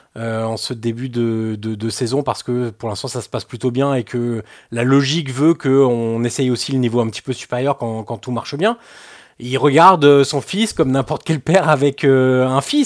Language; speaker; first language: French; native; French